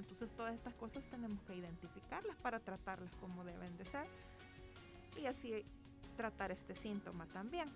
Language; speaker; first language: Spanish; native; Spanish